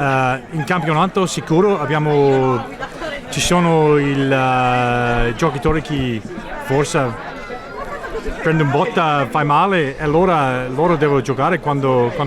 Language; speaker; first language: Italian; non-native, learner; English